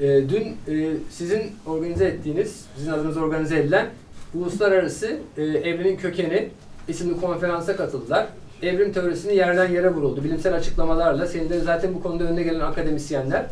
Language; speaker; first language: Turkish; native; Turkish